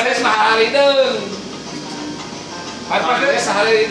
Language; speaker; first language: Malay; non-native, local second language; Sundanese